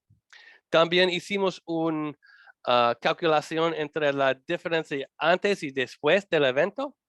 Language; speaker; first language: Spanish; non-native, learner; English